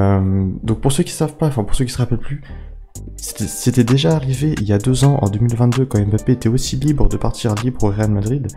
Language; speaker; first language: French; native; French